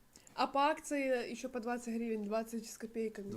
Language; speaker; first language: Russian; native; Russian